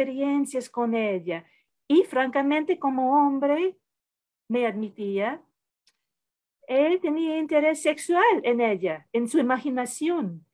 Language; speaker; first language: Spanish; non-native, fluent; English